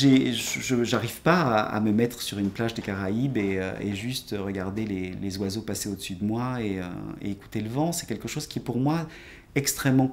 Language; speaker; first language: French; native; French